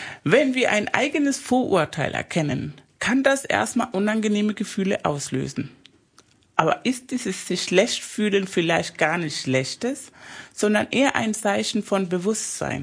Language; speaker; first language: German; early bilingual, other home language; Spanish